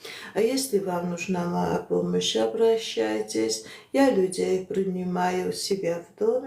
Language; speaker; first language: Russian; non-native, fluent; Armenian